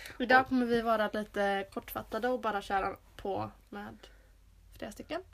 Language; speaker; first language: Swedish; native; Swedish